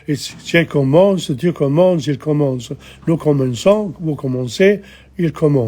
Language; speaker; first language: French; non-native, fluent; English